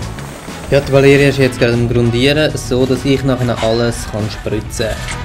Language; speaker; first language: German; native; German